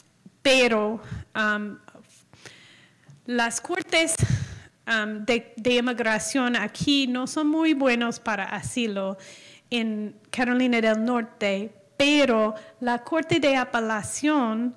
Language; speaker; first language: Spanish; non-native, fluent; English